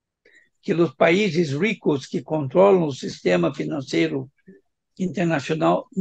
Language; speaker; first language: Spanish; non-native, fluent; Portuguese